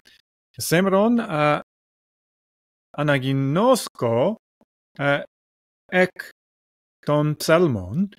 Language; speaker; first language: Greek; non-native, learner; English